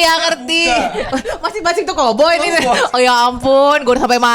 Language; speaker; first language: Indonesian; native; Indonesian